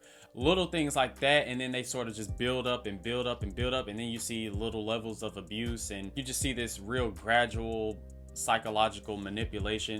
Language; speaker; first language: English; native; English